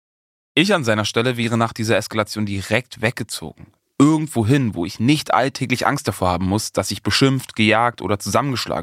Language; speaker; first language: German; native; German